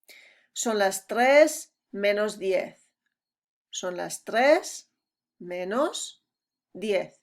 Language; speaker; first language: Spanish; non-native, fluent; English